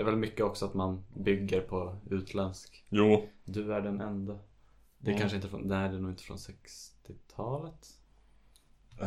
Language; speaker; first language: Swedish; native; Swedish